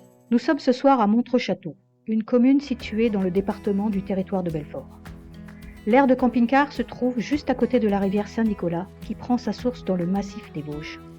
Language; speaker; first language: French; native; French